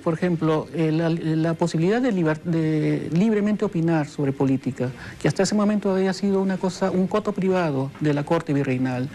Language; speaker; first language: Spanish; native; Spanish